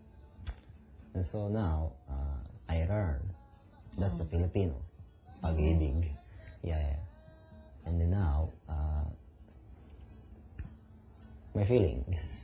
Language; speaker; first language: English; non-native, learner; Japanese